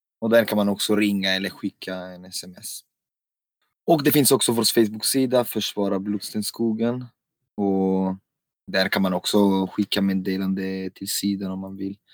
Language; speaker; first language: Swedish; non-native, fluent; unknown